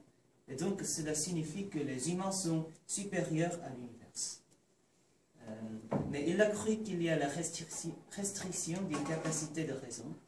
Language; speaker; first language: French; non-native, learner; Korean